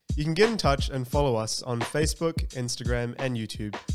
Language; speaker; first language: English; early bilingual, other home language; Hindi